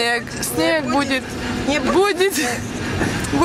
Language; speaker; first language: Russian; non-native, learner; Latvian